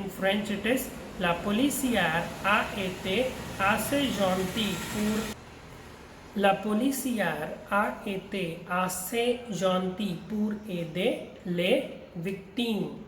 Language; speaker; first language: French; non-native, learner; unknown